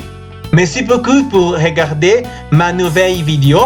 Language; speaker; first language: French; non-native, learner; Spanish